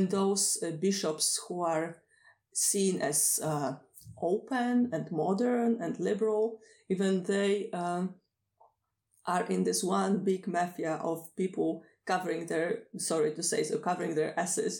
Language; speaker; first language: English; non-native, fluent; Polish